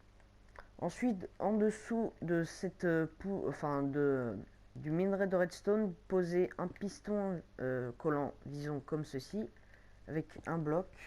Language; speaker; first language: French; native; French